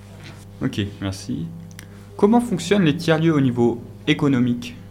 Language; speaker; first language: French; native; French